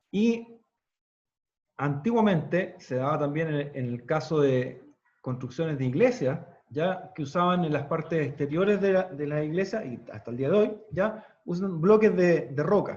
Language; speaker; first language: Spanish; native; Spanish